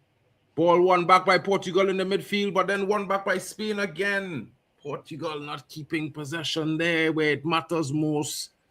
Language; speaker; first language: English; native; English